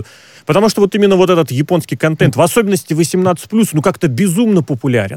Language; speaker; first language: Russian; native; Russian